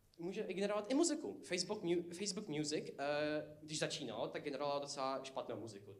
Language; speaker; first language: Czech; non-native, fluent; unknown